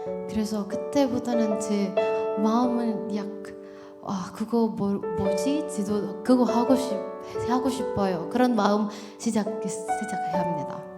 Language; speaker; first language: Korean; non-native, learner; Indonesian